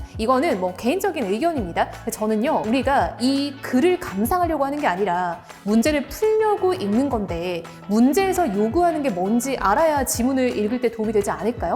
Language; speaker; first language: Korean; native; Korean